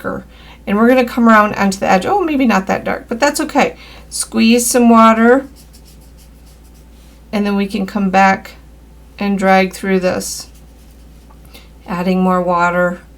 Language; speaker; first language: English; native; English